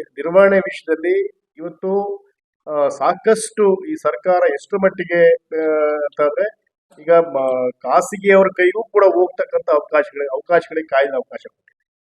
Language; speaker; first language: Kannada; native; Kannada